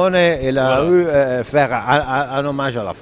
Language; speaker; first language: French; non-native, fluent; Italian